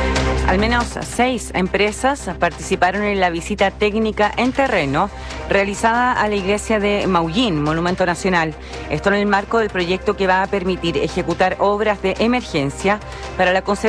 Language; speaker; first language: Spanish; native; Spanish